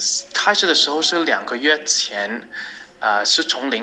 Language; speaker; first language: Chinese; non-native, fluent; English